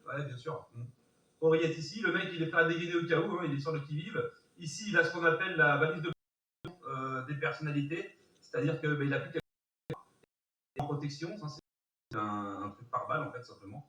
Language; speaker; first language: French; native; French